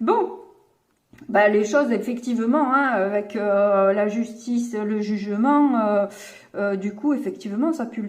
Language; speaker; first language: French; native; French